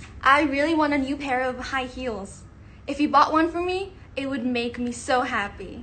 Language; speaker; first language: English; early bilingual, other home language; Japanese